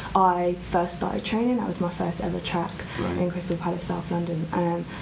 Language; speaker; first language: English; native; English